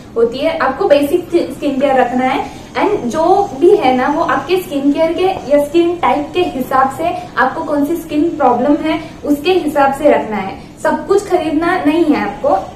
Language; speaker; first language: Hindi; non-native, local second language; Marathi